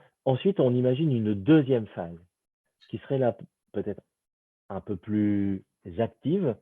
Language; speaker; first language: French; native; French